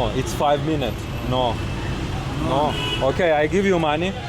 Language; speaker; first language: English; non-native, learner; Russian